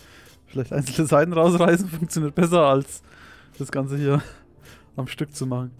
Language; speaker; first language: German; native; German